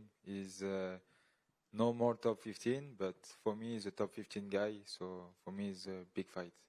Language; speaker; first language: English; non-native, learner; French